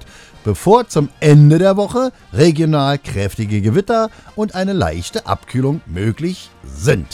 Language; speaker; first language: German; native; German